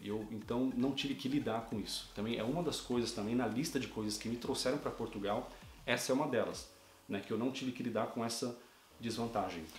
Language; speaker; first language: Portuguese; native; Portuguese